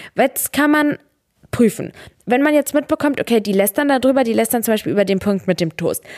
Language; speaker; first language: German; early bilingual, other home language; Serbian